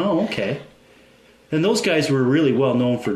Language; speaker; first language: English; native; English